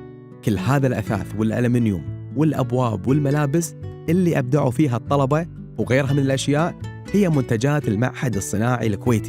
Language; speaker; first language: Arabic; native; Arabic